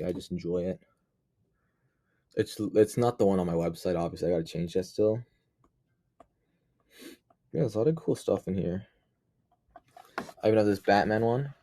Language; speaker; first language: English; native; English